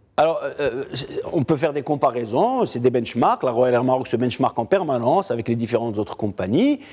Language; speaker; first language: French; non-native, local second language; Arabic